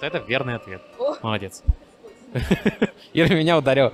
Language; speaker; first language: Russian; native; Russian